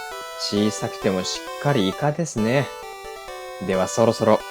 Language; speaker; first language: Japanese; native; Japanese